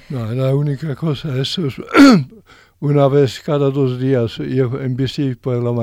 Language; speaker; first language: Spanish; non-native, fluent; French